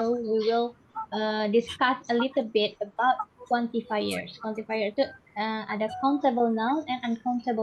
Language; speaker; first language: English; non-native, fluent; Indonesian